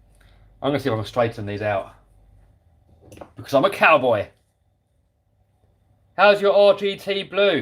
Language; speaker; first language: English; native; English